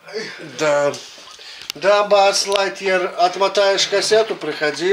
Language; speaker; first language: Russian; native; Russian